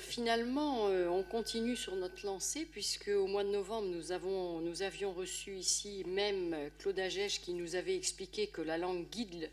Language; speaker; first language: French; native; French